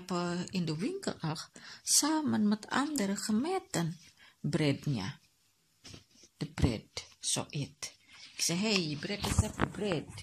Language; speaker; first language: Dutch; non-native, learner; Indonesian